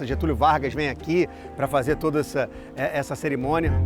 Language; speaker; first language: Portuguese; native; Portuguese